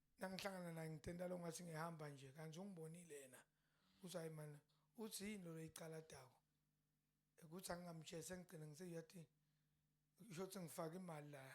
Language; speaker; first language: Zulu; non-native, local second language; Swati